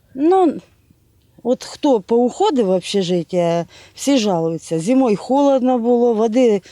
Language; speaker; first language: Ukrainian; native; Ukrainian